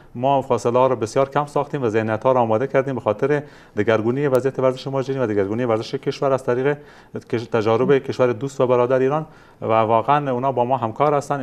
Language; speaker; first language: Persian; native; Persian